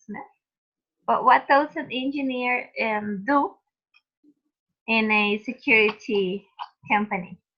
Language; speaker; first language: English; non-native, fluent; Spanish